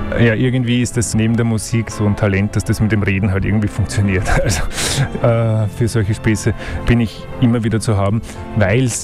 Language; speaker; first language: German; native; German